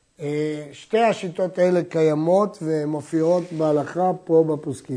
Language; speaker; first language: Hebrew; native; Hebrew